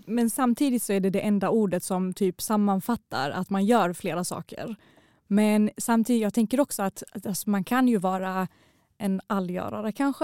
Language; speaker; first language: Swedish; early bilingual, other home language; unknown